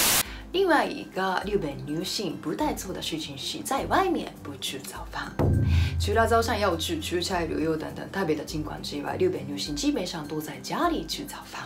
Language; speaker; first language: Chinese; non-native, fluent; Japanese